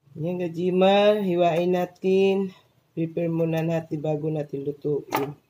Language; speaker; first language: Filipino; non-native, local second language; Cebuano